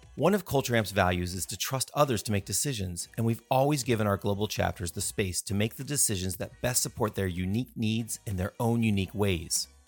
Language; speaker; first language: English; native; English